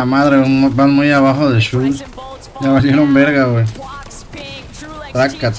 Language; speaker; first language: Spanish; native; Spanish